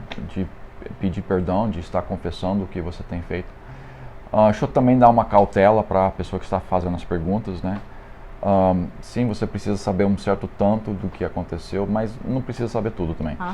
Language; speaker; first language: Portuguese; non-native, fluent; English